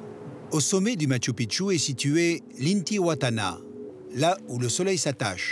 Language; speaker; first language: French; native; French